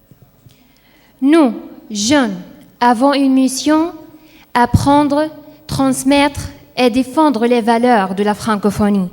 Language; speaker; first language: French; non-native, learner; Arabic